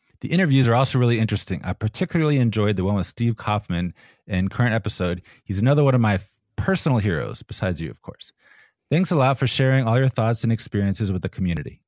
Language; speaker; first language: English; native; English